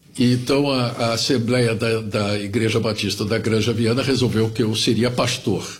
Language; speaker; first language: Portuguese; early bilingual, other home language; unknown